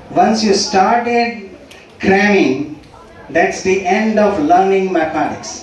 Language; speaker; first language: English; non-native, local second language; Gujarati